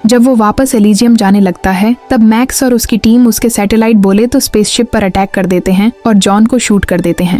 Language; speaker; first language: Hindi; native; Hindi